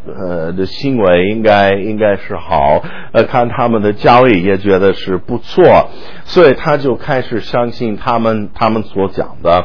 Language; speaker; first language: Chinese; non-native, fluent; English